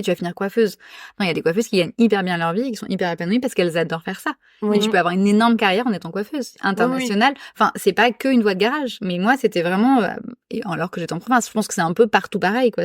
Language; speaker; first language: French; native; French